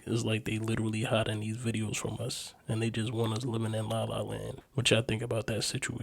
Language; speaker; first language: English; native; English